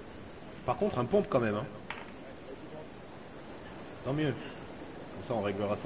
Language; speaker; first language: French; native; French